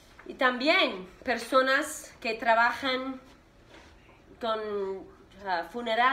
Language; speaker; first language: Spanish; non-native, fluent; English